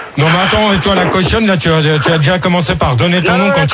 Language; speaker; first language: French; native; French